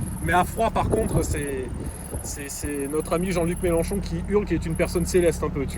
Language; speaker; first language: French; native; French